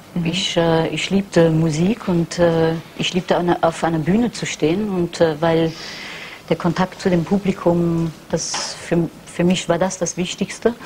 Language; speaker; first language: German; early bilingual, heritage; German